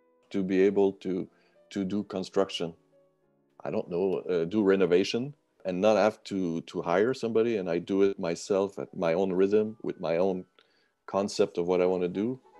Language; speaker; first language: English; non-native, fluent; French